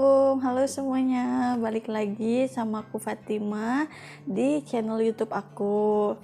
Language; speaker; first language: Indonesian; native; Indonesian